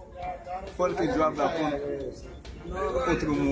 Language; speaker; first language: Spanish; non-native, learner; Haitian Creole